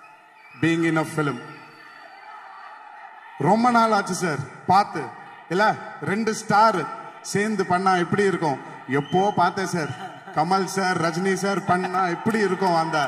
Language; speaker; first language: Tamil; non-native, fluent; Telugu